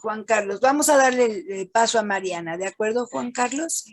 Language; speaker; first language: Spanish; native; Spanish